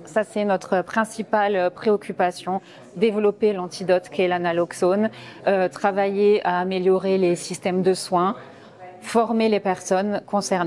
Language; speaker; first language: French; native; French